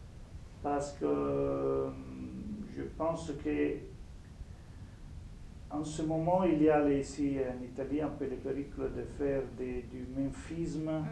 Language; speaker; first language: French; non-native, fluent; Italian